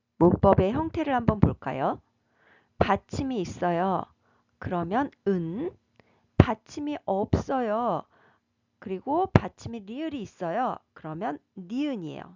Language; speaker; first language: Korean; native; Korean